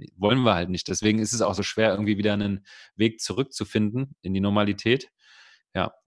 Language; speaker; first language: German; native; German